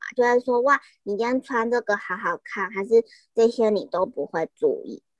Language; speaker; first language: Chinese; native; Chinese